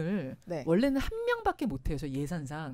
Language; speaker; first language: Korean; native; Korean